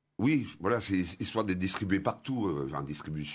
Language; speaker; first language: French; native; French